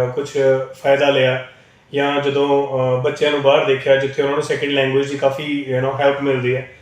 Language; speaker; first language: Hindi; non-native, local second language; Punjabi